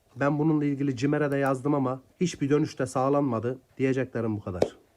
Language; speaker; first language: Turkish; non-native, local second language; Kurdish